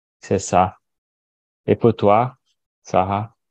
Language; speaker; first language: French; non-native, learner; Portuguese